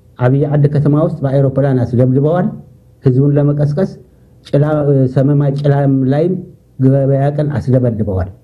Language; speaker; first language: Amharic; non-native, local second language; Tigrinya